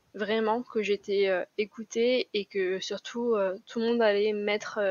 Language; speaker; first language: French; native; French